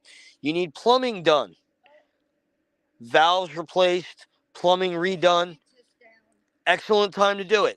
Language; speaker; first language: English; native; English